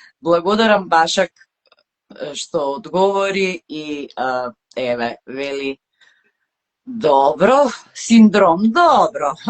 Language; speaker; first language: Macedonian; native; Macedonian